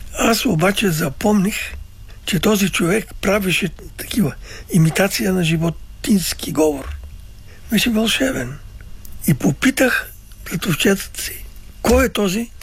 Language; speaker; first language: Bulgarian; early bilingual, other home language; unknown